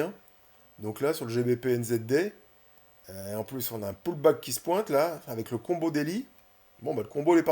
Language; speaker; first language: French; native; French